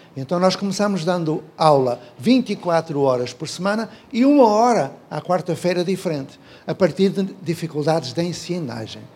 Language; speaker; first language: Portuguese; native; Portuguese